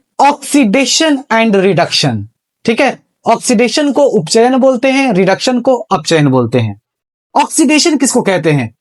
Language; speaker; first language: Hindi; native; Hindi